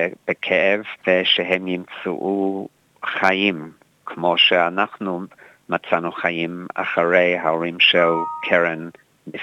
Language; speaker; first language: Hebrew; non-native, fluent; English